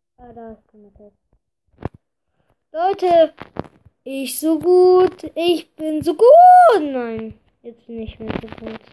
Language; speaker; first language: German; early bilingual, other home language; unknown